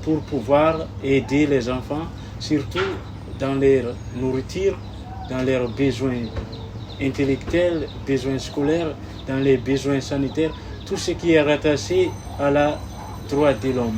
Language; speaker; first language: French; non-native, local second language; Malagasy